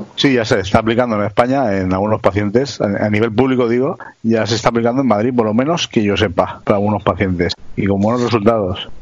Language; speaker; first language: Spanish; native; Spanish